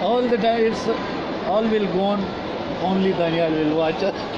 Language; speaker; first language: English; non-native, fluent; Pashto